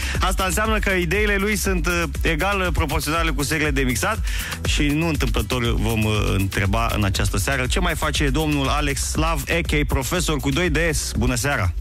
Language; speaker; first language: Romanian; native; Romanian